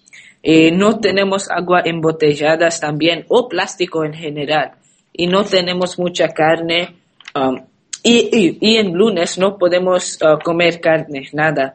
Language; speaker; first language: Spanish; non-native, learner; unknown